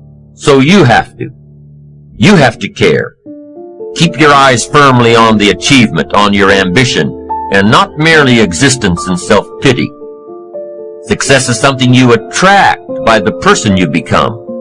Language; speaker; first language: English; native; English